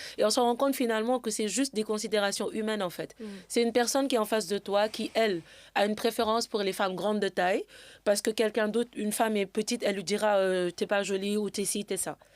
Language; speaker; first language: French; non-native, local second language; Wolof